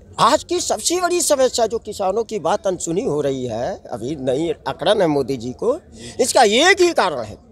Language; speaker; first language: Hindi; native; Hindi